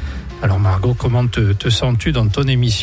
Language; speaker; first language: French; native; French